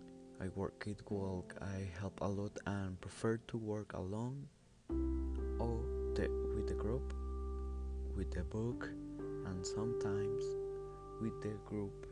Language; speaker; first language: English; non-native, learner; Spanish